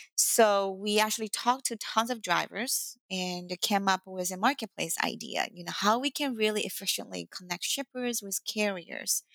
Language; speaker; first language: English; non-native, fluent; Chinese